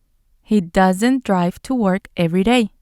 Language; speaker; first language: English; non-native, fluent; Spanish